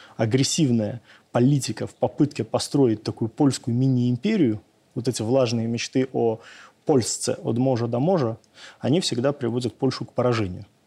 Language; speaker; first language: Russian; native; Russian